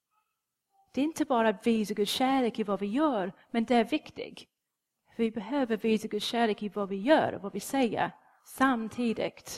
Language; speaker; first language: Swedish; non-native, fluent; English